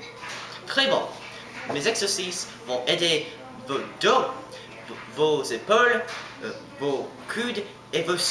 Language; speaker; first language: French; non-native, learner; English